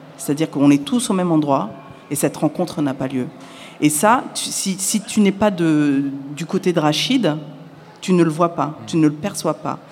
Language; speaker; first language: French; native; French